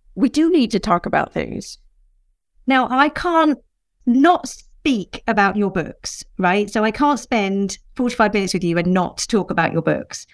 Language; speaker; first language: English; native; English